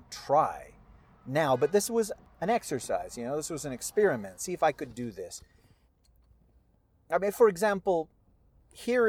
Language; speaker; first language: English; early bilingual, other home language; Spanish